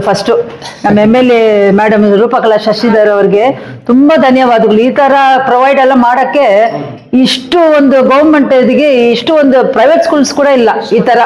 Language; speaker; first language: Kannada; non-native, local second language; Tamil